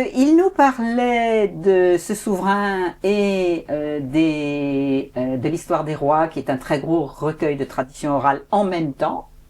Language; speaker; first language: French; native; French